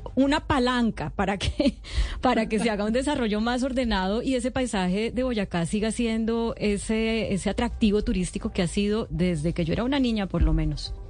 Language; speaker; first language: Spanish; native; Spanish